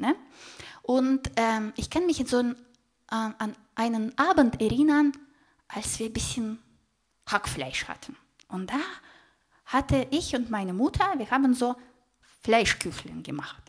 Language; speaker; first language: German; non-native, fluent; Russian